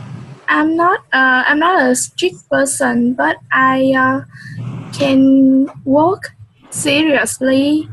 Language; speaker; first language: English; non-native, learner; Vietnamese